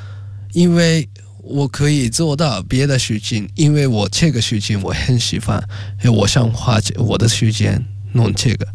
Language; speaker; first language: Chinese; non-native, fluent; Japanese